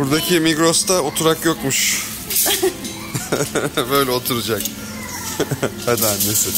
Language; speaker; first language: Turkish; native; Turkish